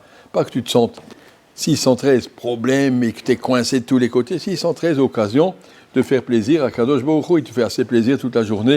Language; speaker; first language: French; native; French